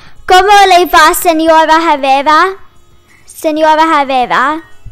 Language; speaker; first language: Spanish; non-native, learner; English